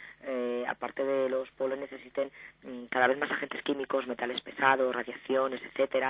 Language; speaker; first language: Spanish; native; Spanish